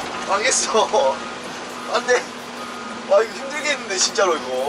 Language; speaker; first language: Korean; native; Korean